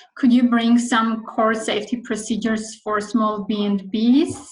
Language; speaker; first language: English; non-native, fluent; Armenian